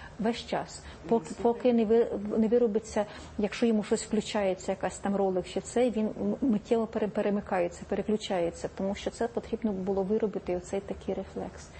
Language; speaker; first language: Ukrainian; native; Ukrainian